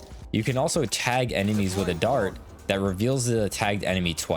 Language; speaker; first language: English; native; English